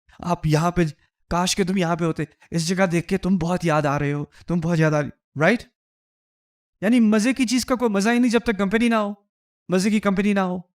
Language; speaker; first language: Urdu; early bilingual, heritage; Urdu